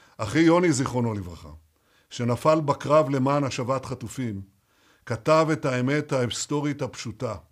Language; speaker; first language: Hebrew; native; Hebrew